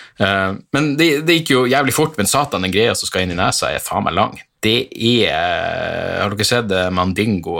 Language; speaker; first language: Norwegian; native; Norwegian